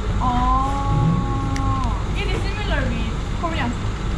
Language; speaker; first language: English; non-native, learner; Korean